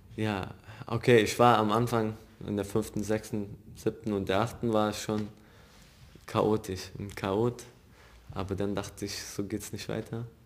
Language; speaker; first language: German; early bilingual, other home language; Arabic